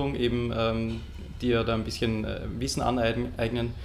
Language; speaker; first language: German; native; German